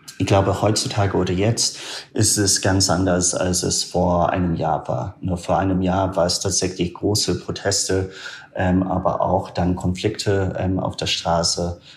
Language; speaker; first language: German; non-native, fluent; English